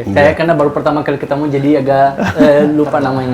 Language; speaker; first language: Indonesian; native; Indonesian